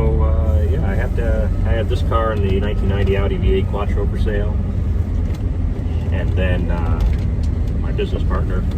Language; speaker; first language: English; native; English